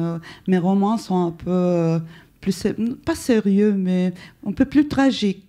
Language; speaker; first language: French; non-native, fluent; Spanish